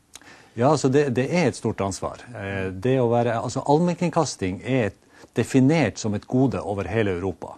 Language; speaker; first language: Norwegian; native; Norwegian